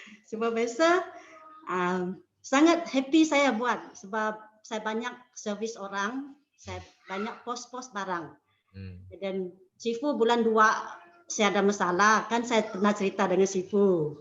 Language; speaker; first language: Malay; non-native, local second language; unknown